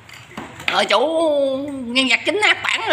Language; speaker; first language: Vietnamese; native; Vietnamese